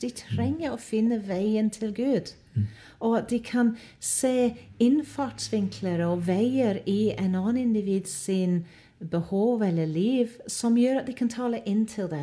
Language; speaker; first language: Norwegian; non-native, fluent; English